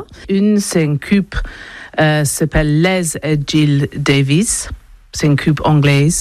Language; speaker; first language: French; non-native, learner; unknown